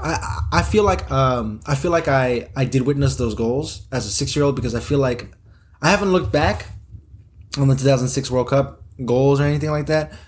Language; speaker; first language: English; early bilingual, other home language; Spanish